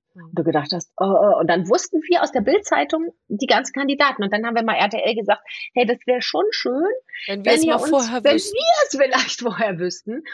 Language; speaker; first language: German; native; German